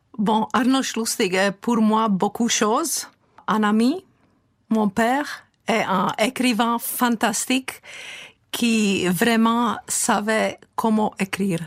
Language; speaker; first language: French; non-native, fluent; Czech